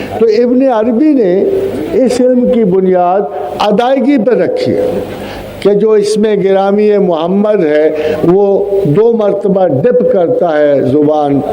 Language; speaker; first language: Urdu; non-native, local second language; Punjabi